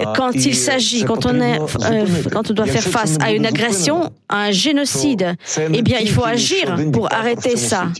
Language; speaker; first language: French; non-native, fluent; Ukrainian